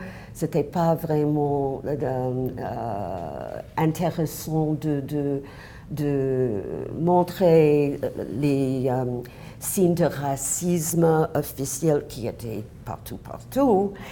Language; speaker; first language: French; non-native, fluent; English